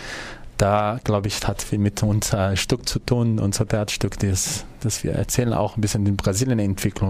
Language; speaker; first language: German; non-native, fluent; Portuguese